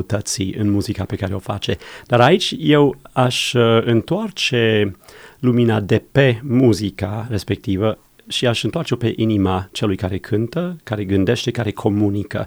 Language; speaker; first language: Romanian; non-native, fluent; English